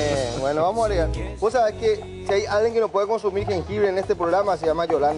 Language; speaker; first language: Spanish; native; Spanish